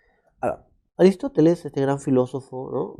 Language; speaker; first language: Spanish; native; Spanish